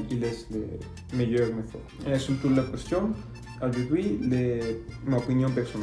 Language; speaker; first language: French; non-native, learner; Spanish